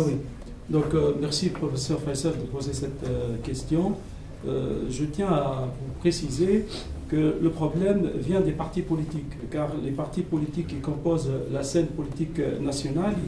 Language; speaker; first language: French; non-native, fluent; Arabic